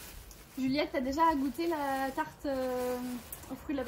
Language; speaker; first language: French; native; French